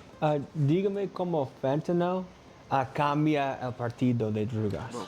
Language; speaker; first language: Spanish; non-native, learner; English